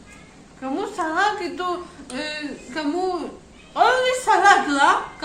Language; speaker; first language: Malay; non-native, learner; Russian